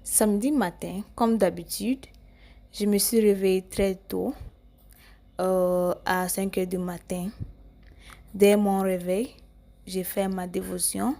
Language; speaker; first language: French; non-native, learner; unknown